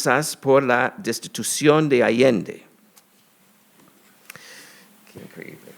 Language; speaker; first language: Spanish; non-native, fluent; English